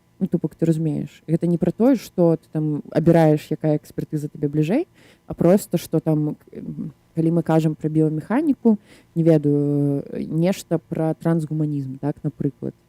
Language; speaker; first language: Belarusian; non-native, local second language; Russian